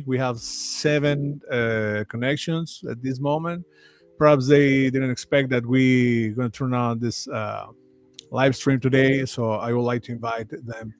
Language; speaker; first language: English; non-native, fluent; Spanish